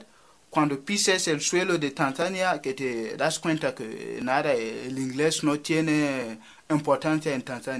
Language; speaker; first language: Spanish; non-native, fluent; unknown